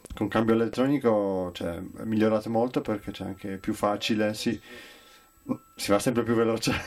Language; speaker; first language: Italian; non-native, fluent; Polish